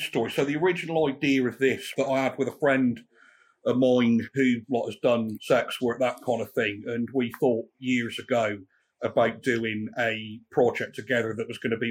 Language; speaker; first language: English; native; English